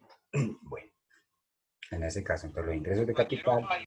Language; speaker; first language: Spanish; native; Spanish